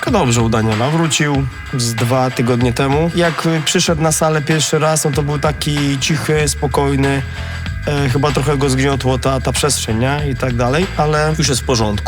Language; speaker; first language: Polish; native; Polish